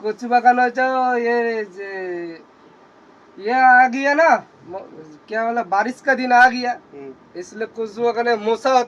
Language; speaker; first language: Hindi; non-native, local second language; Bangla